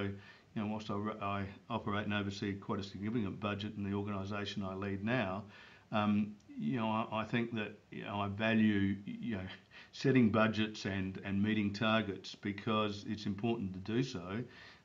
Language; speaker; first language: English; native; English